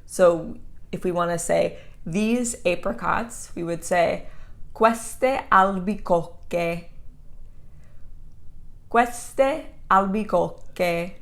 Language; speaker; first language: Italian; non-native, fluent; English